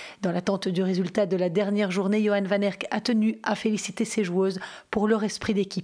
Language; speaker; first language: French; native; French